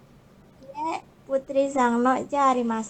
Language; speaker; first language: Japanese; non-native, learner; Indonesian